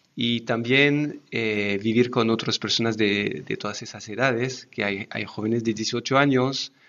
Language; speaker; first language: Spanish; non-native, fluent; French